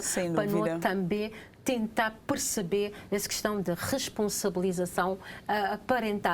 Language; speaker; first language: Portuguese; non-native, local second language; Kabuverdianu